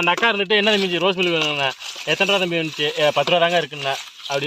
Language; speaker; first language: Tamil; native; Tamil